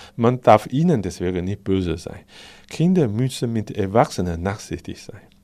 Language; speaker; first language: German; non-native, fluent; Chinese